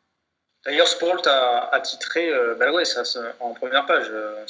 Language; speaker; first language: French; native; French